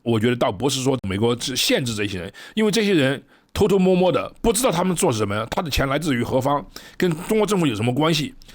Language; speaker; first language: Chinese; native; Chinese